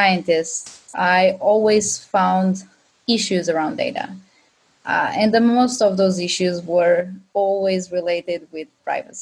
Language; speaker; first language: English; non-native, fluent; Portuguese